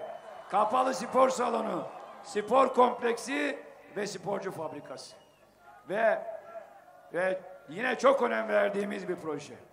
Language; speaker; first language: Turkish; native; Turkish